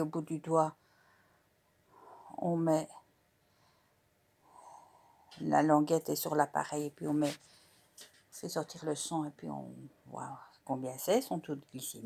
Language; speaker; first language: French; native; French